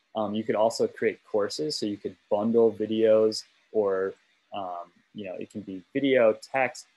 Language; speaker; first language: English; native; English